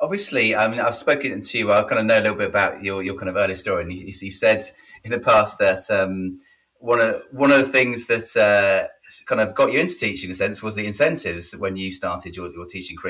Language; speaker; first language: English; native; English